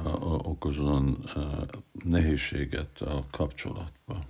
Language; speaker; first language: Hungarian; non-native, fluent; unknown